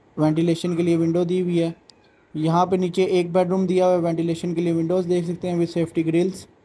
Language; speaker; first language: Urdu; non-native, local second language; Punjabi